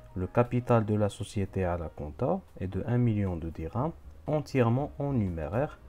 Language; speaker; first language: French; non-native, local second language; Arabic